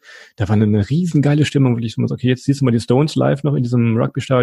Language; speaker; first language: German; native; German